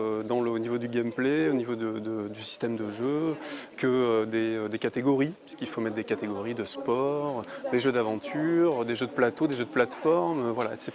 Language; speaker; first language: French; native; French